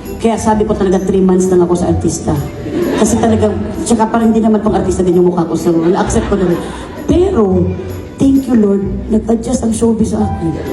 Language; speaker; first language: Filipino; non-native, local second language; Cebuano